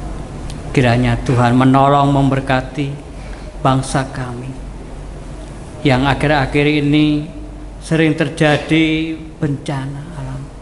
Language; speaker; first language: Indonesian; native; Indonesian